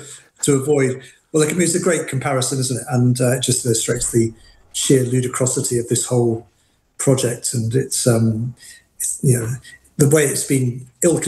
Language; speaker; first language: English; native; English